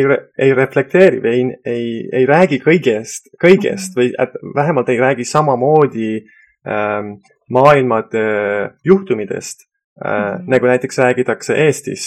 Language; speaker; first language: Estonian; non-native, fluent; Persian